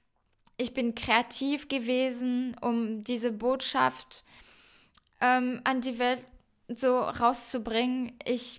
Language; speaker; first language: German; non-native, fluent; French